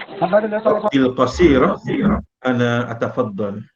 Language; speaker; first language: Arabic; non-native, fluent; Malay